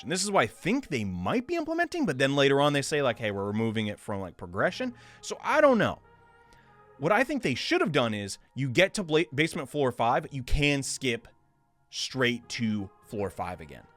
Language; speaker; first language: English; native; English